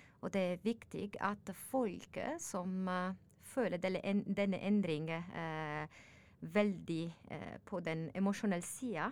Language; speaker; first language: Norwegian; non-native, learner; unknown